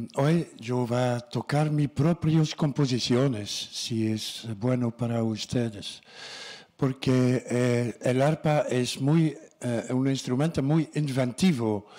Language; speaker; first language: Spanish; non-native, learner; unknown